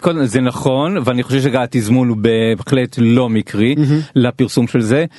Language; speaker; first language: Hebrew; native; Hebrew